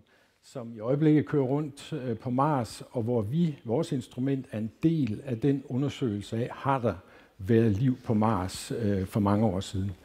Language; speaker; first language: Danish; native; Danish